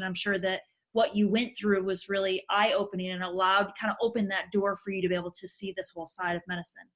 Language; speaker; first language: English; native; English